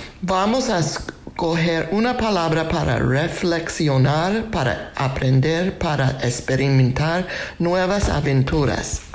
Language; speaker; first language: Spanish; non-native, fluent; English